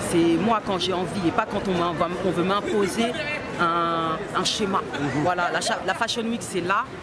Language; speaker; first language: French; early bilingual, other home language; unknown